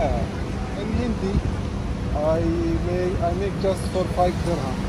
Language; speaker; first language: English; non-native, learner; Arabic